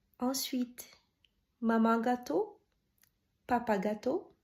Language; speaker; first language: French; non-native, fluent; Russian